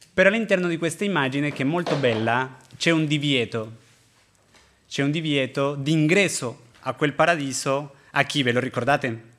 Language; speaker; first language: Italian; non-native, fluent; Spanish